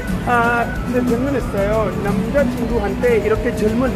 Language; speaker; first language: Korean; non-native, learner; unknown